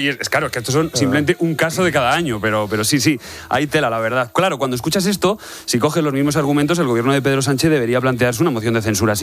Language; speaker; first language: Spanish; native; Spanish